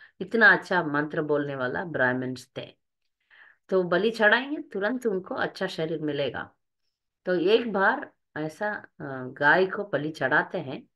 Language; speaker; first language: Hindi; non-native, local second language; Tamil